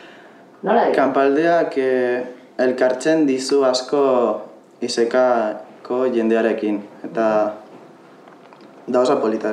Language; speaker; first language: Basque; non-native, local second language; Spanish